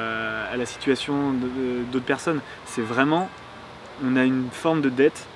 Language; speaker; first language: French; native; French